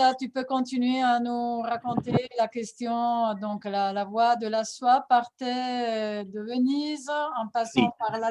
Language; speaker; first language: French; non-native, fluent; Italian